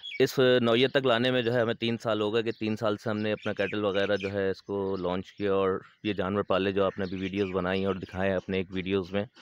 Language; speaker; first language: Urdu; native; Urdu